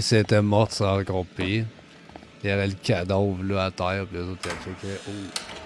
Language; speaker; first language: French; native; French